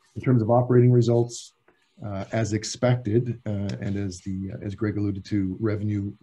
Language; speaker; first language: English; native; English